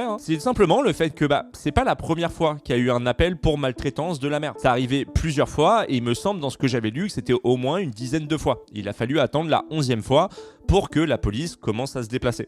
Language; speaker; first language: French; native; French